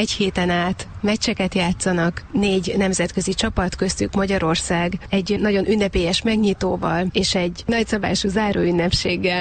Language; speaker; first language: Hungarian; native; Hungarian